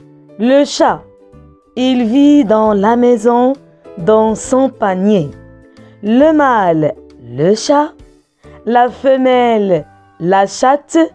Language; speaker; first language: French; non-native, local second language; Arabic